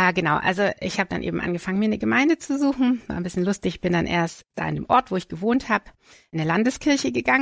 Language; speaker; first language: German; native; German